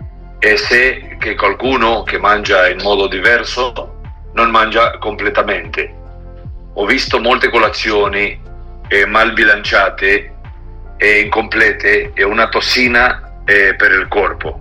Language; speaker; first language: Italian; non-native, learner; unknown